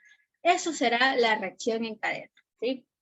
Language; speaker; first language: Spanish; native; Spanish